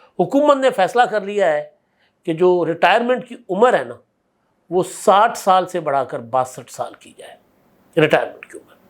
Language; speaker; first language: Urdu; non-native, local second language; Sindhi